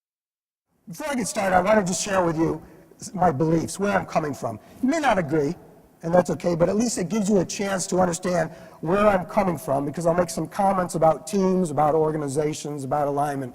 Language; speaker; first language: English; native; English